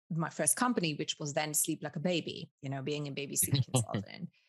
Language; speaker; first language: English; early bilingual, other home language; Spanish